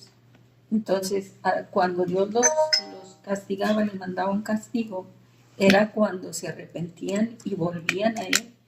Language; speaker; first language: Spanish; native; Spanish